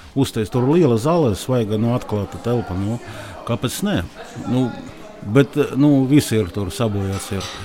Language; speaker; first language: Latvian; non-native, local second language; Russian